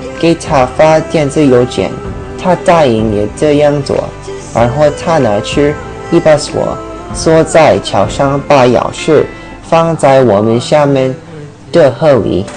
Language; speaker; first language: Chinese; non-native, learner; English